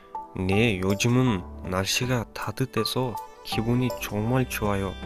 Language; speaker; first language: Korean; non-native, fluent; Kyrgyz